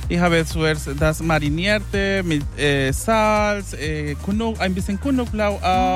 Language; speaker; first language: German; non-native, fluent; Spanish